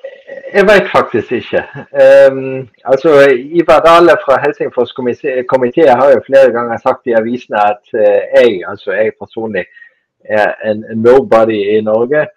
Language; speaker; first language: Norwegian; non-native, fluent; German